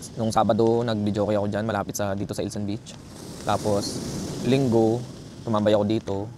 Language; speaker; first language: Filipino; native; Filipino